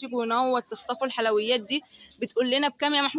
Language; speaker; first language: Arabic; native; Arabic